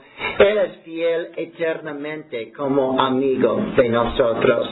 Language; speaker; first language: Spanish; non-native, fluent; English